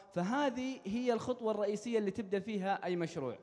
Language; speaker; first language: Arabic; native; Arabic